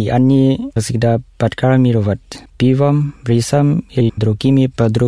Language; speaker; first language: Russian; non-native, learner; Thai